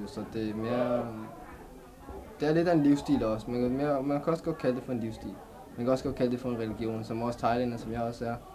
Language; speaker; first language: Danish; early bilingual, other home language; Thai